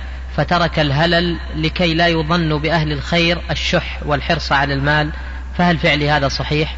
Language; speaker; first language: Arabic; native; Arabic